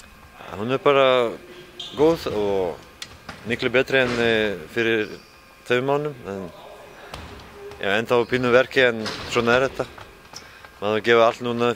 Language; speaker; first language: Icelandic; non-native, fluent; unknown